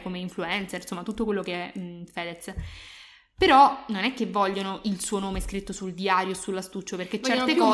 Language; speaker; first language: Italian; native; Italian